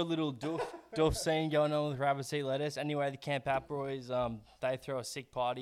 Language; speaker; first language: English; native; English